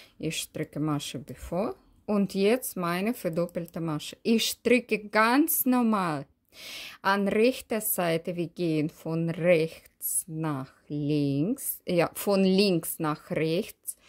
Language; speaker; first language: German; non-native, learner; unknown